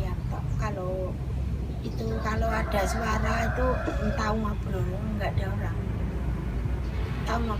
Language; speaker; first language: Indonesian; non-native, local second language; Javanese